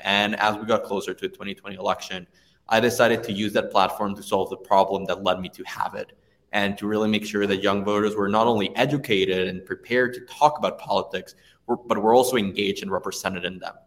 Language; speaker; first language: English; non-native, fluent; Spanish